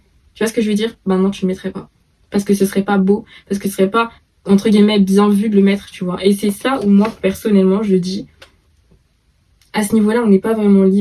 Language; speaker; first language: French; native; French